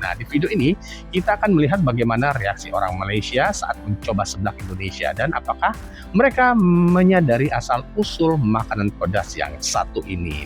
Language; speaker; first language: Indonesian; native; Indonesian